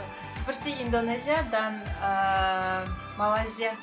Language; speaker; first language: Indonesian; non-native, learner; Russian